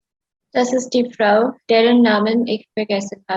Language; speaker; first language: German; non-native, learner; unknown